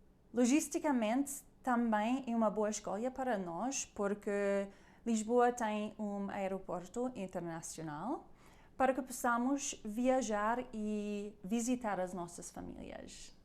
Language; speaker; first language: Portuguese; non-native, learner; German